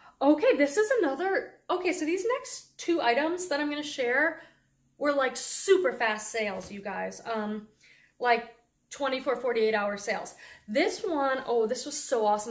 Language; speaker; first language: English; native; English